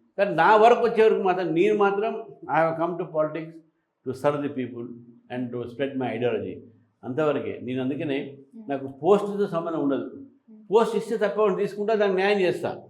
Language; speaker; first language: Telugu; native; Telugu